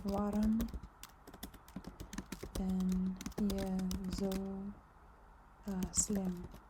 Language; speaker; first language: Dutch; non-native, learner; English